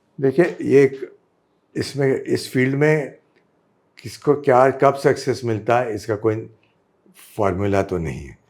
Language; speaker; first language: Hindi; non-native, local second language; Gujarati